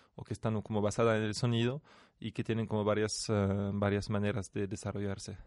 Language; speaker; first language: Spanish; non-native, fluent; French